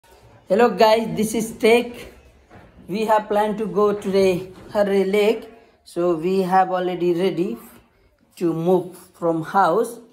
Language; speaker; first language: English; non-native, learner; Nepali